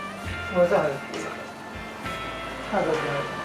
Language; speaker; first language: Arabic; native; Arabic